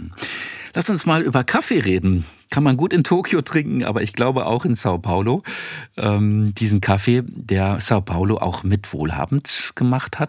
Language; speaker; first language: German; native; German